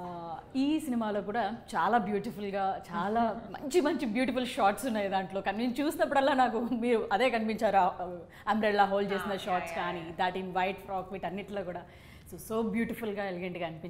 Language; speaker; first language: Telugu; native; Telugu